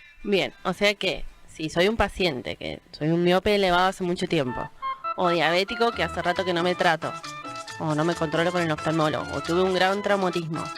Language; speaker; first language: Spanish; native; Spanish